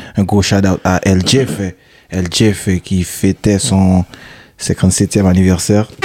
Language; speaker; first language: French; non-native, local second language; Haitian Creole